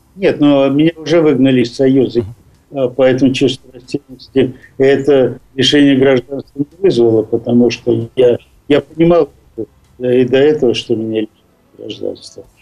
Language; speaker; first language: Russian; native; Russian